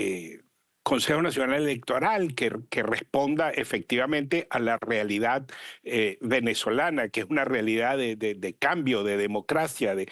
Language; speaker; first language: Spanish; native; Spanish